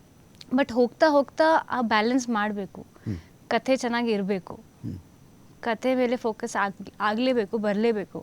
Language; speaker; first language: Kannada; non-native, learner; Hindi